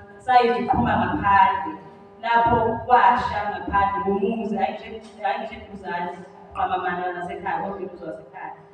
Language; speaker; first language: Zulu; native; Zulu